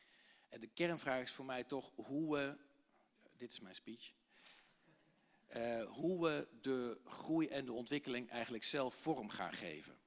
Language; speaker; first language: Dutch; native; Dutch